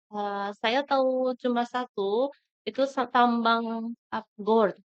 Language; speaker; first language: Indonesian; non-native, learner; Japanese